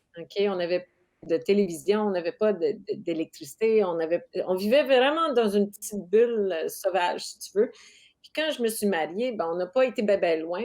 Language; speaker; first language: French; non-native, local second language; English